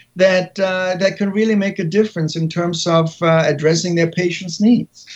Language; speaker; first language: English; non-native, fluent; German